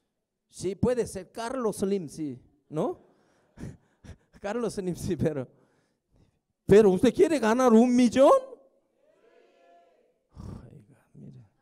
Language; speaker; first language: Spanish; non-native, fluent; Korean